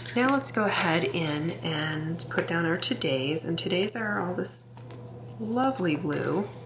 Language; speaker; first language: English; native; English